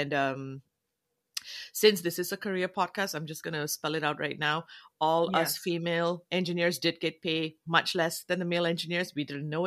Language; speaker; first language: English; non-native, local second language; Tamil